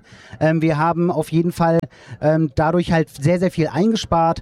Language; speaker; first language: German; native; German